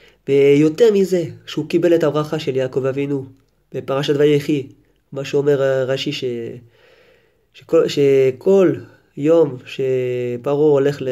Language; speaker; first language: Hebrew; non-native, fluent; French